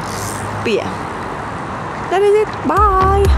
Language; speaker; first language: English; non-native, fluent; French